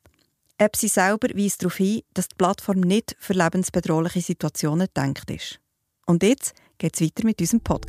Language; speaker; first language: German; native; German